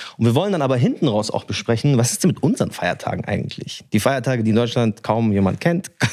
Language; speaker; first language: German; early bilingual, other home language; Arabic